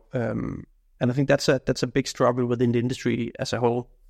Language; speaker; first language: English; non-native, fluent; Danish